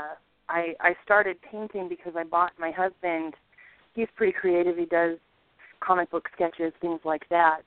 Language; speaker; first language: English; native; English